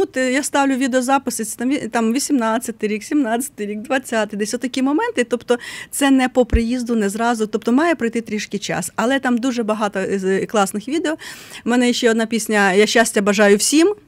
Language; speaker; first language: Ukrainian; native; Ukrainian